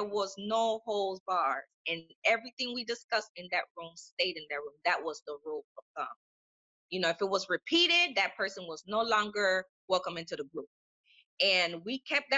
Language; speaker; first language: English; non-native, fluent; Spanish